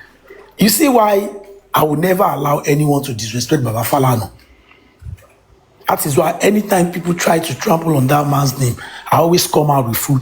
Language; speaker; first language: English; non-native, local second language; Yoruba